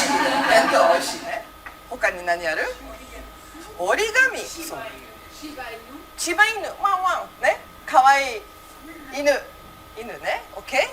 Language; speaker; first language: Japanese; early bilingual, heritage; Japanese